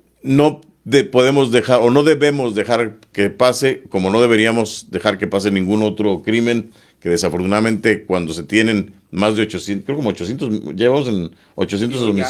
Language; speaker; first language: Spanish; native; Spanish